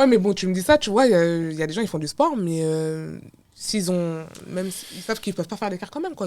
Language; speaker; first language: French; native; French